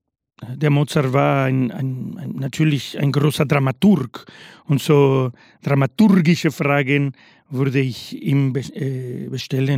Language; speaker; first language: German; non-native, learner; Spanish